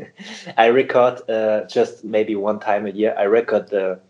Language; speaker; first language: English; non-native, fluent; German